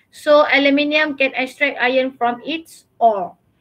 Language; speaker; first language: English; non-native, local second language; Malay